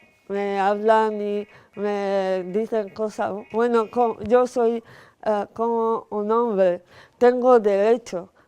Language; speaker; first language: Spanish; non-native, fluent; Arabic